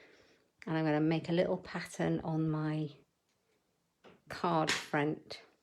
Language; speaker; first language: English; native; English